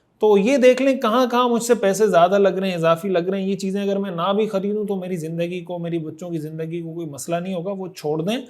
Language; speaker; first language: Urdu; native; Urdu